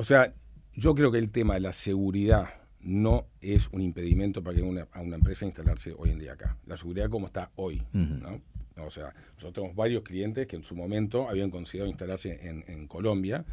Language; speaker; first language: Spanish; native; Spanish